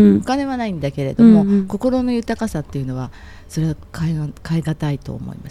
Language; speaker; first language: Japanese; native; Japanese